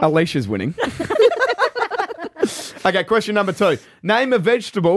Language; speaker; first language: English; native; English